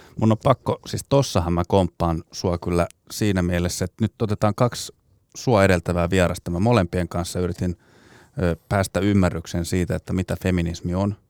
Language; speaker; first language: Finnish; native; Finnish